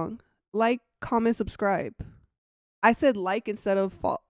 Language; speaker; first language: English; native; English